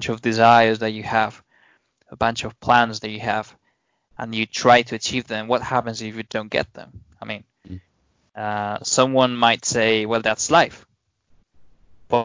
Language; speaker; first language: English; non-native, fluent; Spanish